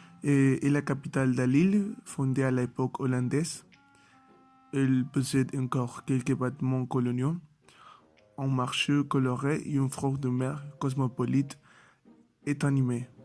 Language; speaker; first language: French; non-native, learner; Spanish